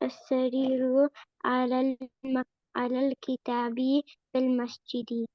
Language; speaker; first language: Arabic; non-native, learner; Urdu